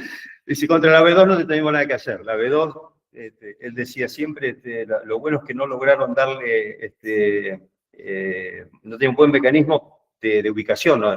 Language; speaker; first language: Spanish; native; Spanish